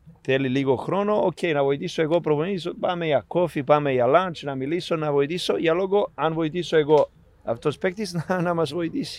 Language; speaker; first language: Greek; non-native, learner; Serbian